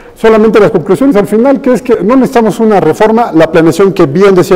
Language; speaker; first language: Spanish; native; Spanish